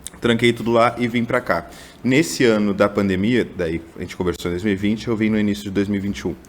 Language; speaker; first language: Portuguese; native; Portuguese